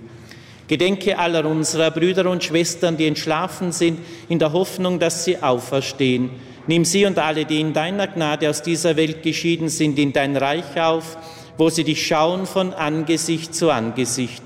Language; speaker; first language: German; native; German